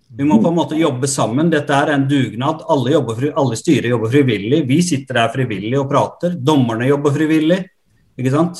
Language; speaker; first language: Norwegian; early bilingual, other home language; Arabic